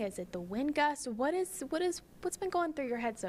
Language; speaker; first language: English; native; English